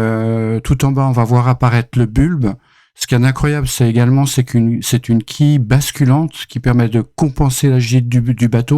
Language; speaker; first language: French; native; French